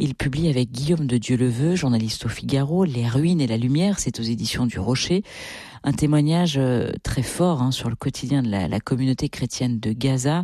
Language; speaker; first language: French; native; French